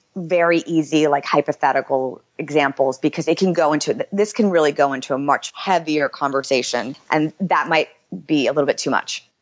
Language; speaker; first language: English; native; English